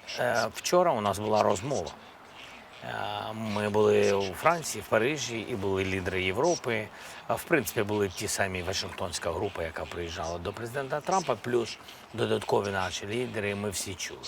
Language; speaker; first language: Ukrainian; non-native, local second language; Russian